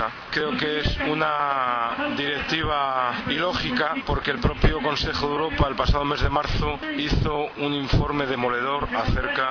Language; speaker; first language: Spanish; native; Spanish